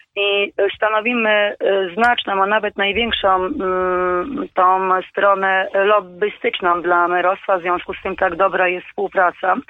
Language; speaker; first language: Polish; native; Polish